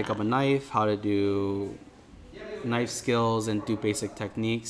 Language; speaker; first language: English; native; English